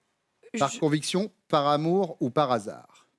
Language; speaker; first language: French; native; French